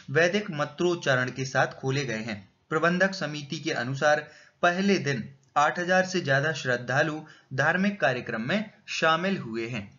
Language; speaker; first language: Hindi; native; Hindi